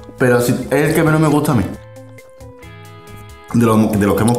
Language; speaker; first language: Spanish; native; Spanish